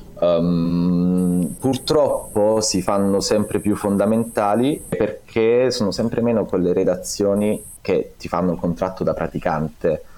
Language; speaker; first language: Italian; native; Italian